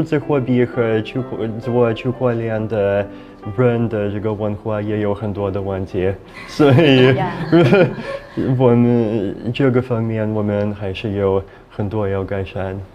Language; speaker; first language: Chinese; non-native, fluent; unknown